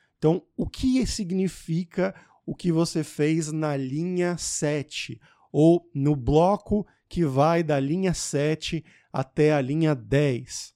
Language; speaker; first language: Portuguese; native; Portuguese